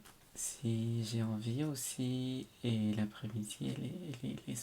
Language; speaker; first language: French; non-native, fluent; Spanish